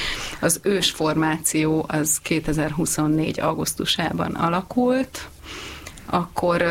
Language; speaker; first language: Hungarian; native; Hungarian